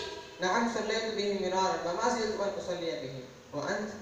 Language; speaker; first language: Arabic; non-native, learner; Urdu